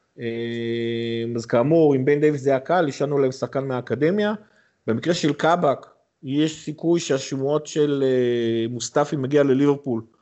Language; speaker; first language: Hebrew; native; Hebrew